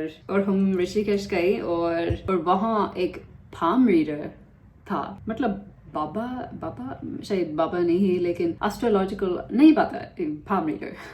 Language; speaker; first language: Hindi; non-native, learner; English